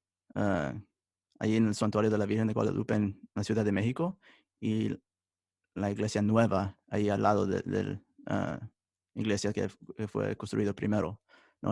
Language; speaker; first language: Spanish; early bilingual, heritage; Spanish